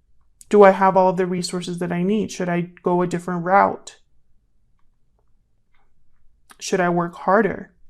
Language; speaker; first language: English; native; English